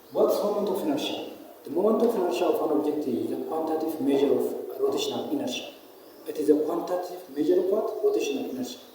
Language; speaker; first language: English; non-native, local second language; Amharic